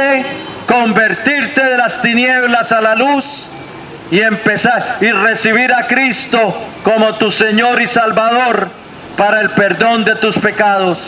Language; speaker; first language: Spanish; native; Spanish